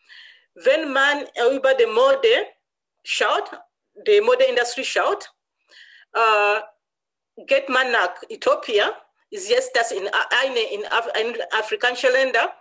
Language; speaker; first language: German; non-native, learner; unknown